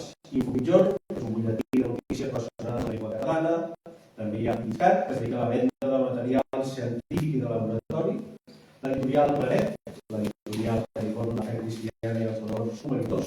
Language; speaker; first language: Catalan; native; Catalan